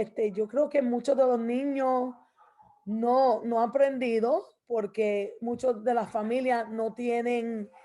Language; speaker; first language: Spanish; early bilingual, heritage; Spanish